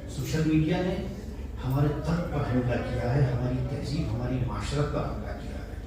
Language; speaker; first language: Urdu; native; Urdu